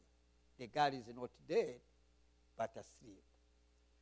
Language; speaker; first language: English; non-native, local second language; Kinyarwanda